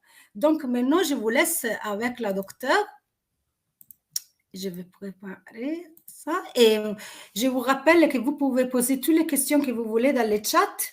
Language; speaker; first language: French; non-native, fluent; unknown